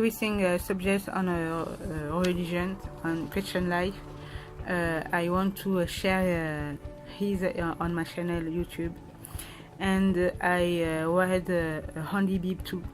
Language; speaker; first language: English; non-native, learner; French